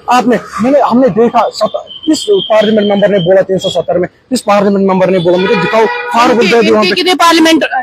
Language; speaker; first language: Hindi; non-native, local second language; Kashmiri